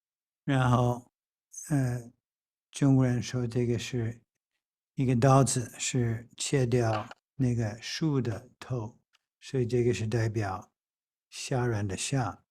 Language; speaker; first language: Chinese; non-native, fluent; English